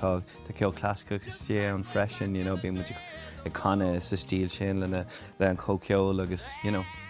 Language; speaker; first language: Irish; non-native, local second language; English